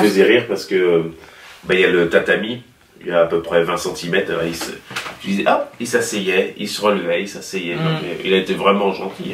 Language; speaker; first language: French; native; French